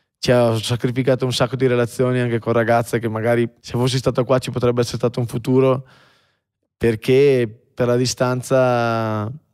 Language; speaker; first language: Italian; native; Italian